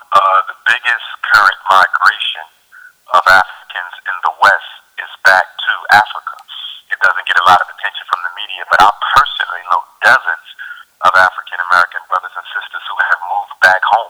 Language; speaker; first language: English; native; English